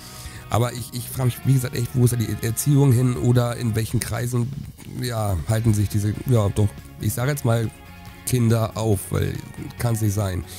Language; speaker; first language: German; native; German